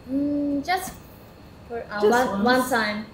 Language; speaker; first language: English; non-native, learner; Japanese